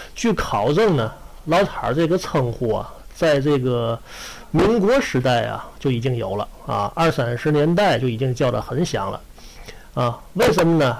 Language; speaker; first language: Chinese; native; Chinese